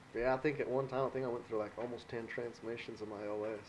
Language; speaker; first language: English; native; English